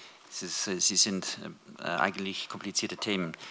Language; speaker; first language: German; non-native, fluent; English